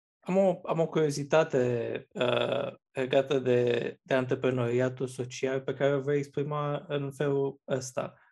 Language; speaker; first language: Romanian; native; Romanian